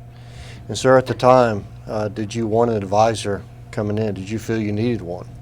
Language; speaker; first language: English; native; English